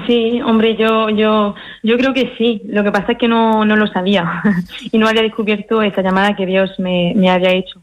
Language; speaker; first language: Spanish; early bilingual, heritage; French